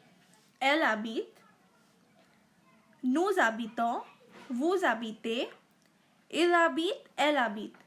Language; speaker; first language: French; non-native, fluent; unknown